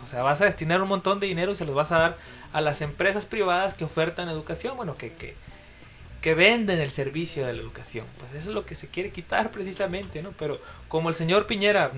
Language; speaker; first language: Spanish; native; Spanish